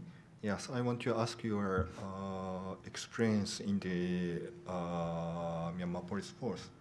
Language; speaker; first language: English; non-native, learner; Japanese